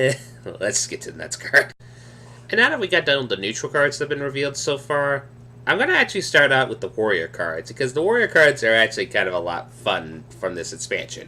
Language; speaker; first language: English; native; English